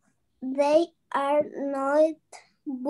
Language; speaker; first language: English; non-native, learner; Spanish